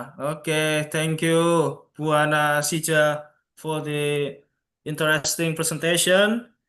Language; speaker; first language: English; non-native, local second language; Javanese